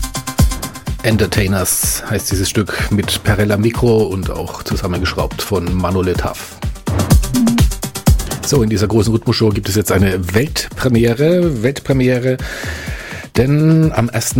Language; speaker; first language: German; native; German